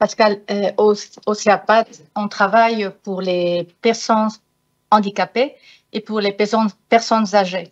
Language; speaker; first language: French; non-native, fluent; Spanish